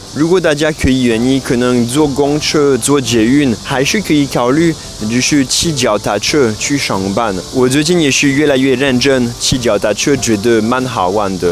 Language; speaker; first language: Chinese; non-native, fluent; French